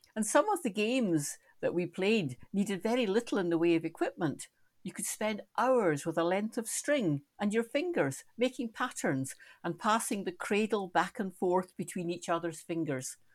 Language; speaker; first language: English; native; English